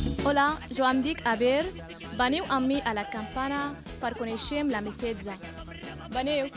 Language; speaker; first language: Catalan; non-native, learner; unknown